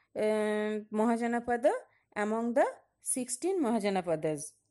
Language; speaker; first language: English; non-native, local second language; Bangla